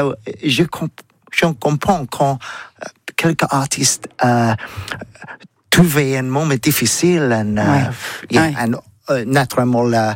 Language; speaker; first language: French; non-native, learner; English